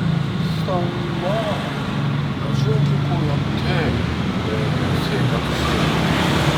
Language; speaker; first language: Japanese; native; Japanese